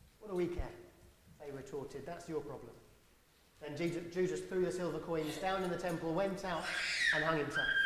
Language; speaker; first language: English; native; English